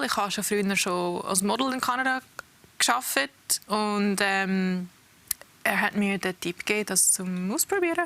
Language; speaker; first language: German; early bilingual, heritage; English